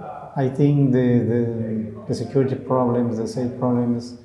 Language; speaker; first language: English; non-native, learner; Spanish